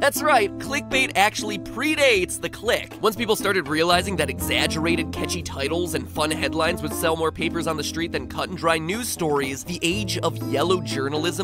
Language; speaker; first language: English; native; English